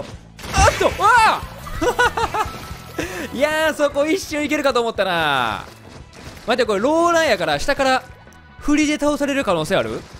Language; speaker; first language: Japanese; native; Japanese